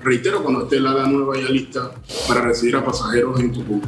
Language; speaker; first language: Spanish; native; Spanish